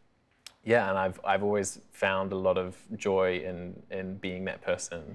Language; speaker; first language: English; native; English